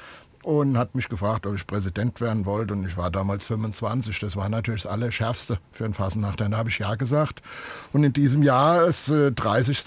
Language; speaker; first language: German; native; German